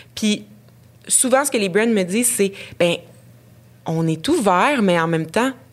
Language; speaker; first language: French; native; French